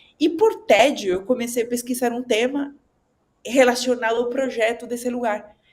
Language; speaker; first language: Portuguese; non-native, fluent; Spanish